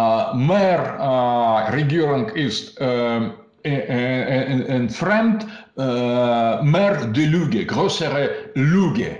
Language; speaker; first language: German; non-native, learner; Russian